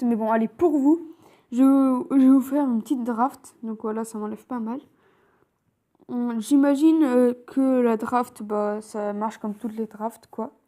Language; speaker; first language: French; native; French